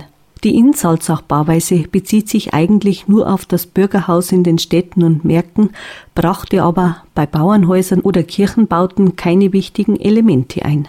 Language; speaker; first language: German; native; German